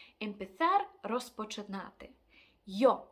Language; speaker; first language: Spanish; non-native, fluent; Ukrainian